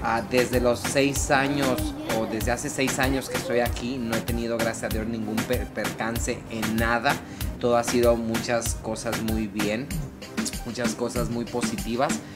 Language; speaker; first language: Spanish; native; Spanish